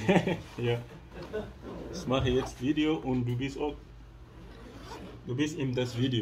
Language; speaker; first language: German; non-native, learner; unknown